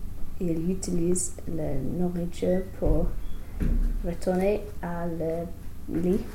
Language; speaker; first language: French; non-native, learner; English